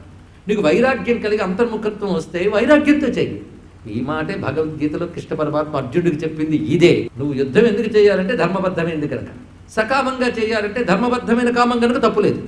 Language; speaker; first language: Telugu; native; Telugu